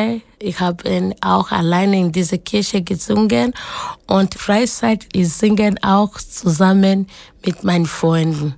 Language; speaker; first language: German; non-native, learner; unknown